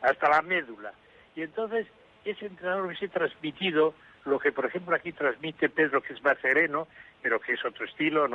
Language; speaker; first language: Spanish; native; Spanish